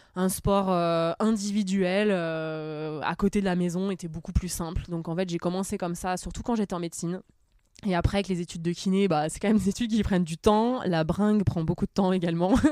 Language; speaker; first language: French; native; French